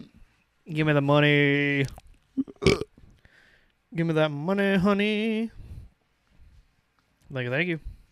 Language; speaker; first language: English; native; English